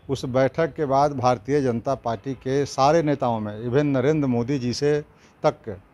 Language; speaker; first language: Hindi; native; Hindi